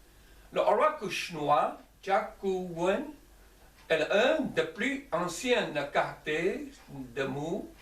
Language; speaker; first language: French; non-native, learner; Chinese